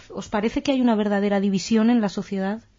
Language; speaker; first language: Spanish; native; Spanish